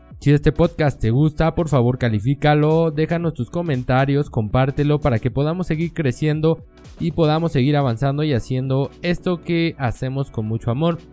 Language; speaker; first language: Spanish; native; Spanish